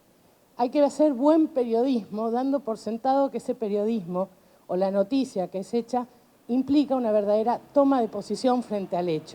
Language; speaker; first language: Spanish; native; Spanish